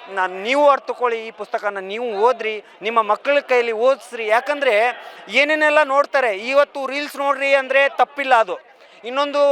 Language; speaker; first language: Kannada; native; Kannada